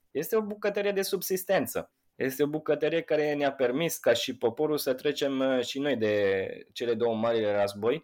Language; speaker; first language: Romanian; non-native, fluent; Italian